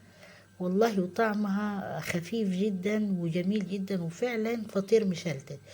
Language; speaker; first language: Arabic; native; Arabic